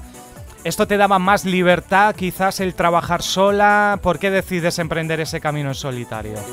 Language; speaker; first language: Spanish; native; Spanish